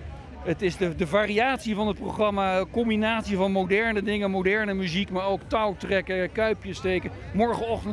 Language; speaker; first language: Dutch; native; Dutch